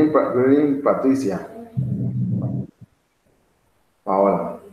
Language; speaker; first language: English; non-native, learner; Spanish